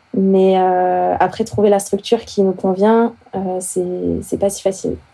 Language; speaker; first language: French; native; French